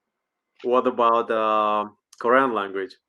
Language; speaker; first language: English; non-native, learner; Slovak